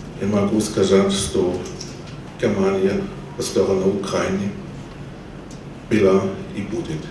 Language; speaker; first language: Russian; non-native, learner; German